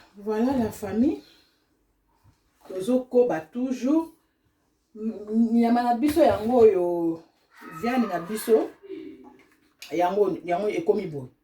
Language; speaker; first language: Lingala; non-native, local second language; Kongo